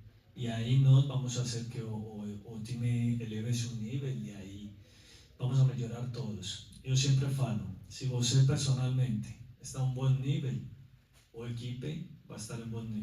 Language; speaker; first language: Portuguese; non-native, learner; Spanish